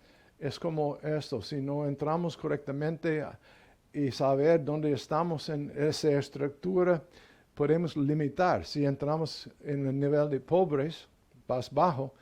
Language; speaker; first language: Spanish; non-native, fluent; English